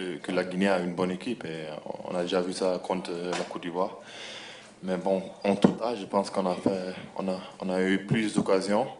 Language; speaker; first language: French; non-native, fluent; German